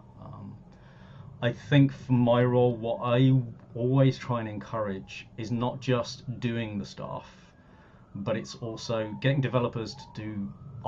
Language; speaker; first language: English; native; English